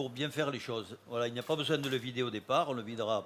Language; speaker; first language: French; native; French